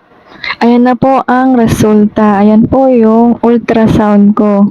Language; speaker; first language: Filipino; native; Filipino